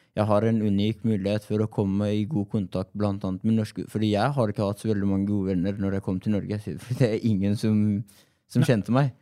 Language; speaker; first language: Norwegian; non-native, fluent; Persian